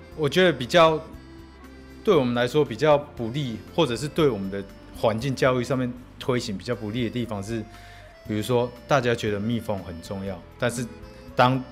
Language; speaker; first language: Chinese; native; Chinese